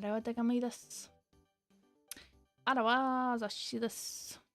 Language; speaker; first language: Japanese; non-native, learner; English